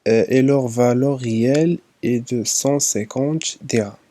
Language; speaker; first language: French; non-native, local second language; Arabic